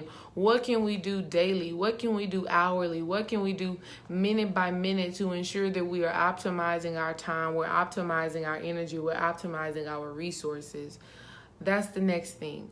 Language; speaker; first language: English; native; English